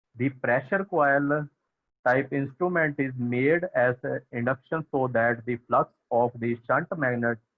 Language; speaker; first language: English; non-native, local second language; Punjabi